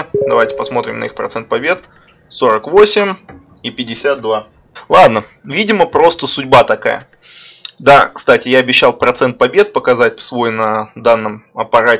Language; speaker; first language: Russian; native; Russian